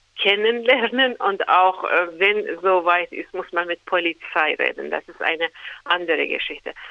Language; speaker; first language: German; non-native, fluent; Persian